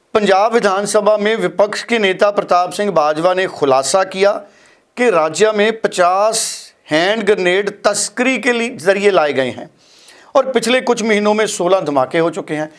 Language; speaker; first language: Hindi; non-native, local second language; Punjabi